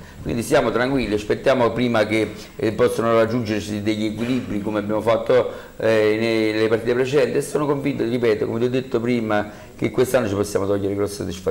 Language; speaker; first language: Italian; native; Italian